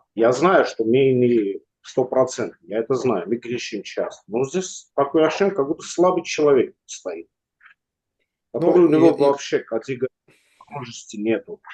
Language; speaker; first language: Russian; non-native, local second language; Armenian